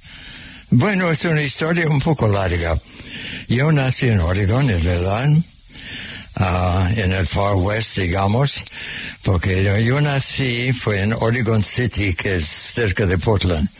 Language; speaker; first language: Spanish; non-native, fluent; English